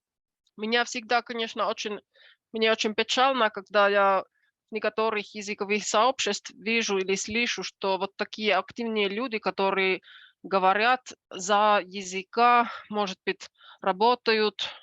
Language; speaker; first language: Russian; non-native, fluent; Finnish